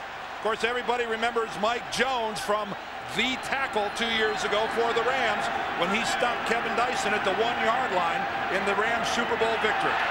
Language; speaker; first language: English; native; English